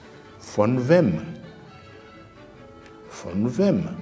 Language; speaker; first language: German; non-native, fluent; Rundi